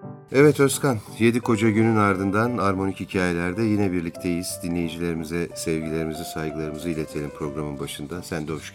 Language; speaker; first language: Turkish; native; Turkish